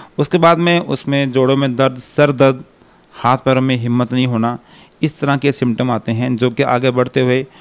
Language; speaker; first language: Hindi; native; Hindi